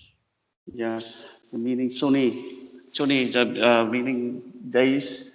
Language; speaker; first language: English; non-native, learner; Vietnamese